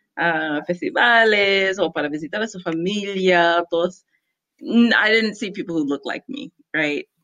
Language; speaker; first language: Spanish; non-native, learner; English